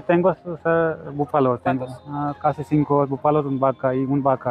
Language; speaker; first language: Spanish; non-native, learner; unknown